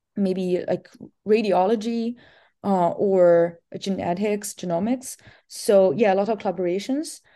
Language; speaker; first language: English; non-native, fluent; Chinese